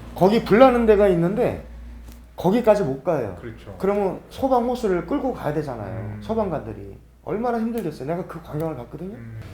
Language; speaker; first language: Korean; native; Korean